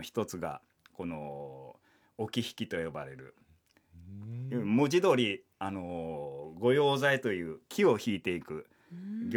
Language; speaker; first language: Japanese; native; Japanese